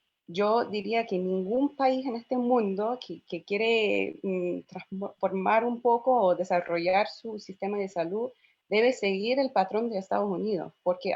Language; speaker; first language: Spanish; non-native, fluent; English